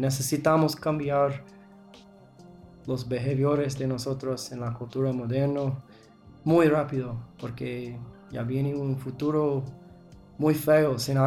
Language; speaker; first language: Spanish; non-native, learner; English